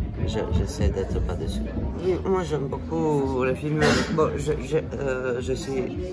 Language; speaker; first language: French; non-native, fluent; Italian